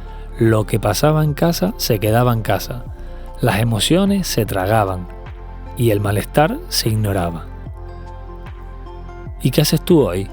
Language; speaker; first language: Spanish; native; Spanish